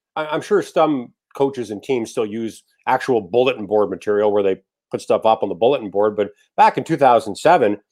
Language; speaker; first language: English; native; English